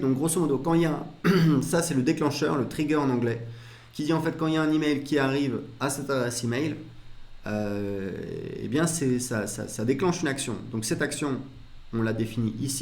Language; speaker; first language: French; native; French